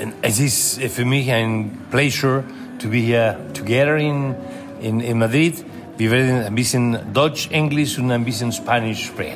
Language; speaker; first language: German; non-native, fluent; Spanish